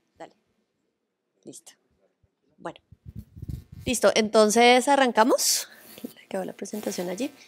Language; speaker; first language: Spanish; native; Spanish